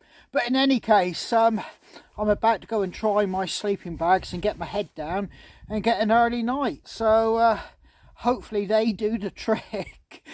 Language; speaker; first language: English; native; English